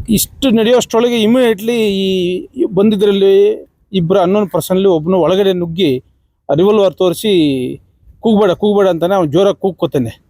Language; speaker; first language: Kannada; native; Kannada